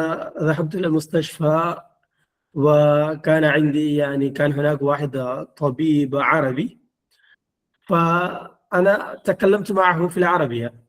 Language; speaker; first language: Arabic; non-native, fluent; Malayalam